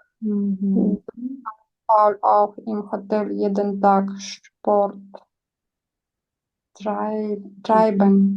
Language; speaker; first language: German; non-native, learner; Ukrainian